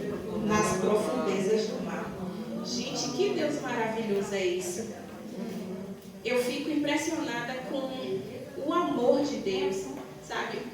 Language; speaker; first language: Portuguese; native; Portuguese